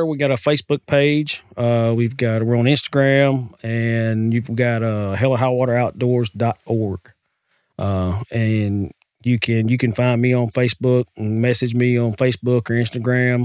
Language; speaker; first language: English; native; English